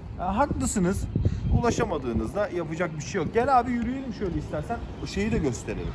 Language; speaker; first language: Turkish; native; Turkish